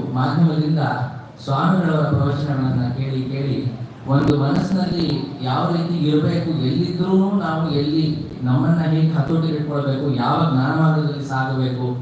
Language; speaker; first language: Kannada; native; Kannada